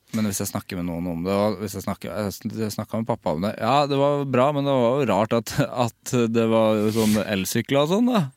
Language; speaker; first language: Norwegian; native; Norwegian